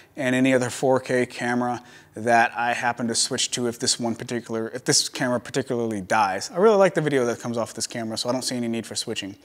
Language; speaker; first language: English; native; English